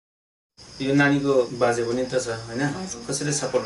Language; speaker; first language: Nepali; non-native, local second language; Bodo